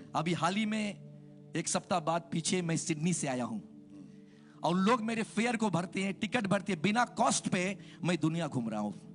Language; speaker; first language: Hindi; native; Hindi